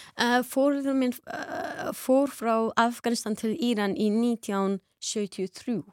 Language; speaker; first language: Icelandic; non-native, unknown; Persian